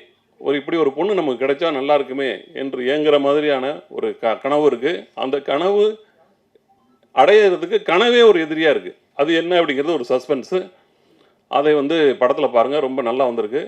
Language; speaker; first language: Tamil; native; Tamil